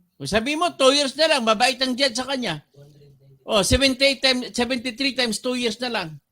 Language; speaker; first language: Filipino; non-native, local second language; Cebuano